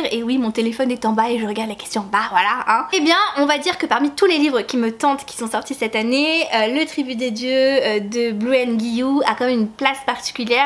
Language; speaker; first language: French; native; French